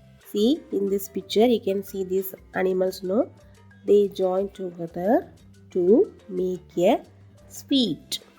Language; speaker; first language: English; non-native, local second language; Tamil